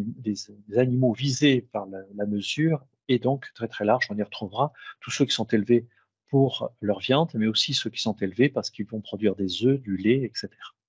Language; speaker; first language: French; native; French